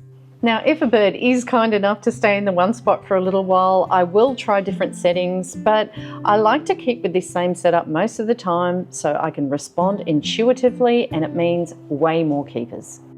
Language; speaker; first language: English; native; English